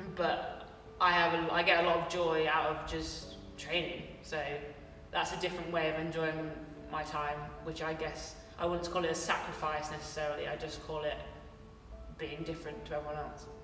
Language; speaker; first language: English; native; English